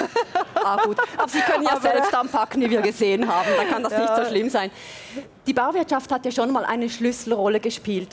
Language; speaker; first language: German; native; German